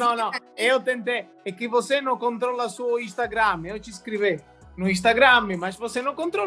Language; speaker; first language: Portuguese; non-native, learner; Italian